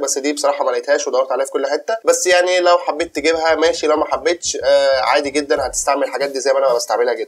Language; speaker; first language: Arabic; native; Arabic